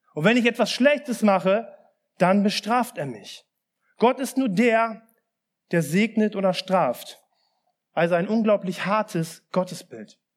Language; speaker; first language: German; early bilingual, other home language; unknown